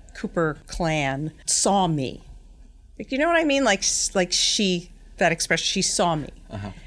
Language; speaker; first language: English; native; English